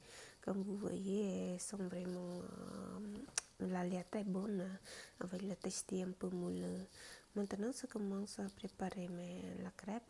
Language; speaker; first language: French; non-native, fluent; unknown